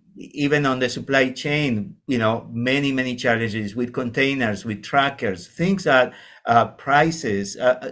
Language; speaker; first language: English; non-native, fluent; Spanish